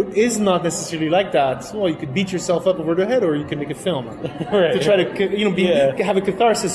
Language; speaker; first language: English; non-native, fluent; French